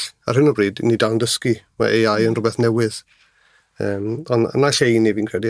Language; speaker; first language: Welsh; native; Welsh